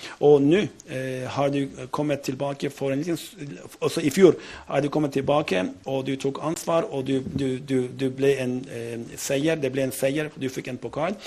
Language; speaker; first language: Norwegian; non-native, fluent; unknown